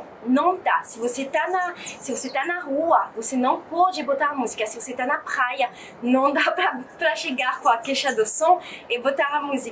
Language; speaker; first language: Portuguese; non-native, fluent; French